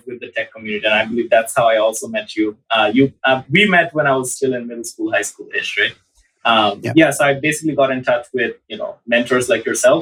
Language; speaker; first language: English; non-native, local second language; Bangla